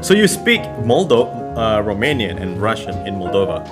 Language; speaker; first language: English; non-native, fluent; Indonesian